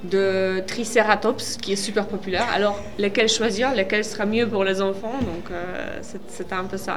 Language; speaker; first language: French; non-native, fluent; Polish